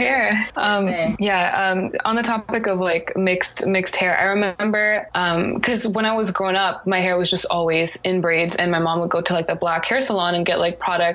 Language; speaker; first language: English; native; English